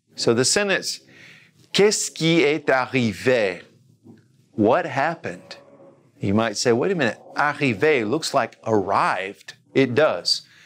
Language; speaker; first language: English; native; English